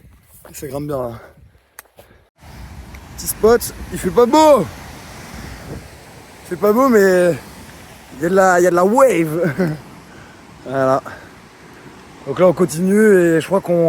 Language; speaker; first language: French; native; French